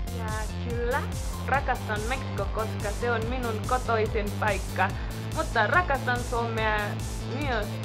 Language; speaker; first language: Finnish; non-native, learner; Spanish